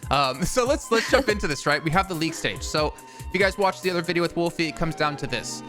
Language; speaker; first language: English; native; English